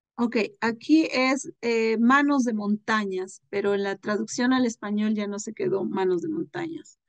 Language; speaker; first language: Spanish; non-native, local second language; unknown